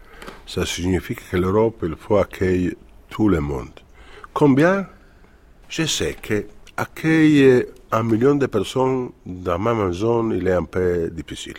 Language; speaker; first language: French; non-native, fluent; Italian